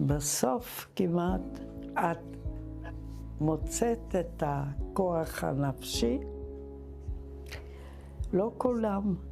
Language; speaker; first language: Hebrew; non-native, fluent; Czech